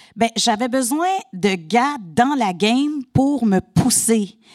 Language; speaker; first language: French; native; French